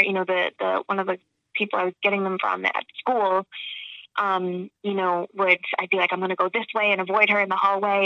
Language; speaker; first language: English; native; English